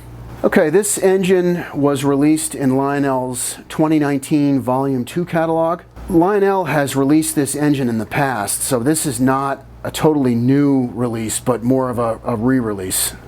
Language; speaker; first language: English; native; English